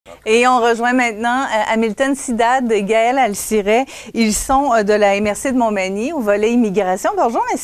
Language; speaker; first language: French; native; French